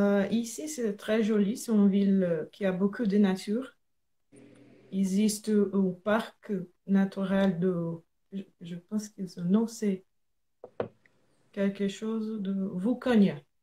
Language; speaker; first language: French; non-native, learner; Portuguese